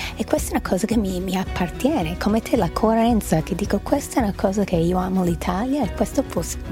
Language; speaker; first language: Italian; non-native, fluent; English